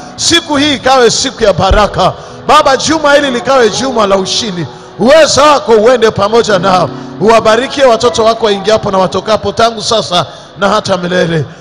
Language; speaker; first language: Swahili; native; Swahili